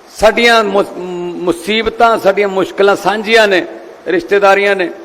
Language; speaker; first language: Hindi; non-native, local second language; Punjabi